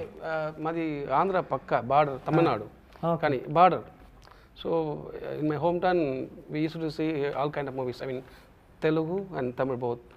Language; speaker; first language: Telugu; non-native, learner; Tamil